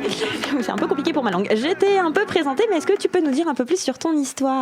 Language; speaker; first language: French; native; French